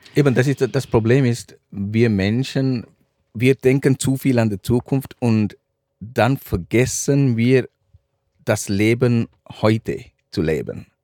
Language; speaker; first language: German; non-native, fluent; Sinhala